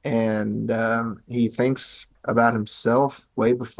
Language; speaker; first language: English; native; English